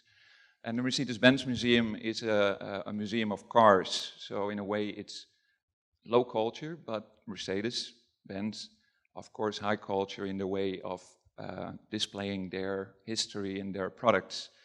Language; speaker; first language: English; non-native, fluent; Dutch